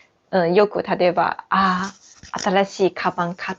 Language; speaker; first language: Japanese; non-native, fluent; Chinese